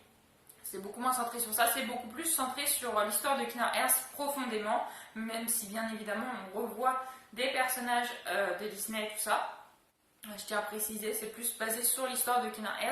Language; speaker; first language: French; native; French